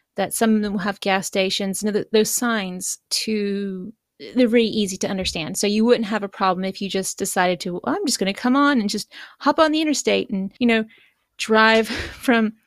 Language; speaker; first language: English; native; English